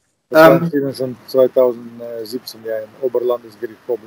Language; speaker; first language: German; non-native, fluent; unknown